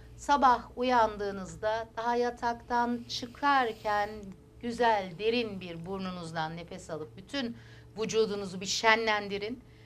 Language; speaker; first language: Turkish; early bilingual, heritage; Turkish